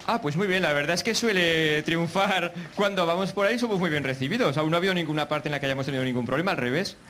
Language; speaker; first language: Spanish; native; Spanish